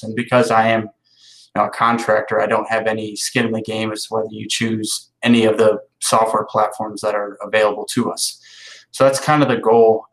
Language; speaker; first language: English; native; English